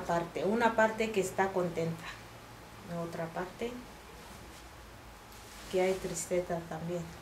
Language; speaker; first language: Spanish; non-native, fluent; Bambara